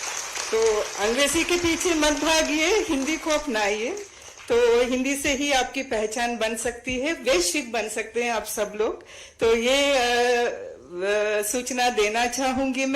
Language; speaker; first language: Hindi; non-native, fluent; Sinhala